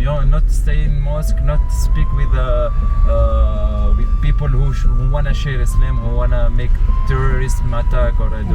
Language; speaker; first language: English; non-native, learner; Arabic